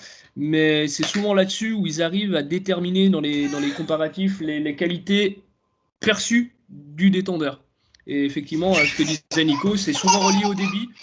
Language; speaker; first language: French; native; French